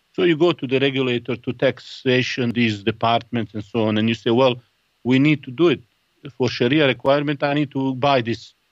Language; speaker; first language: English; non-native, fluent; Bosnian